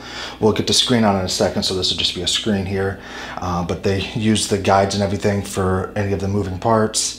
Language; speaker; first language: English; native; English